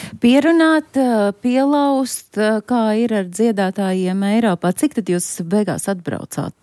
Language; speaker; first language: Latvian; native; Latvian